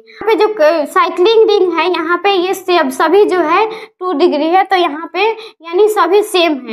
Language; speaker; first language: Hindi; native; Hindi